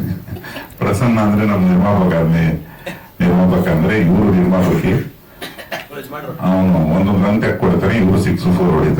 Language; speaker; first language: Kannada; native; Kannada